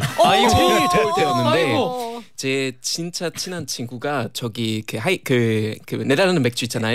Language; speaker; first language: Korean; non-native, fluent; German